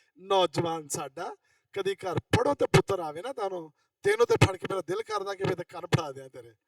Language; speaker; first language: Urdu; non-native, local second language; Punjabi